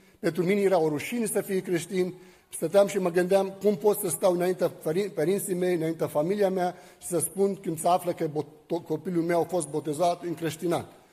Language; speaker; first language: Romanian; non-native, fluent; Arabic